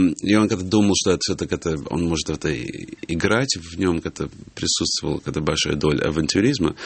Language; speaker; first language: Russian; early bilingual, heritage; English